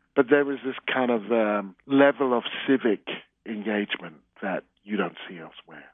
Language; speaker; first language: English; native; English